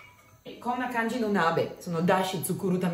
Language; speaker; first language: Japanese; non-native, learner; Italian